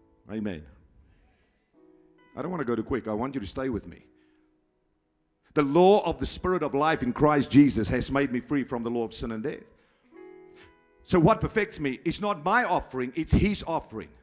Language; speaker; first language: English; non-native, local second language; Afrikaans